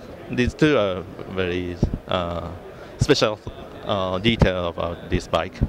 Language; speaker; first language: English; non-native, fluent; Japanese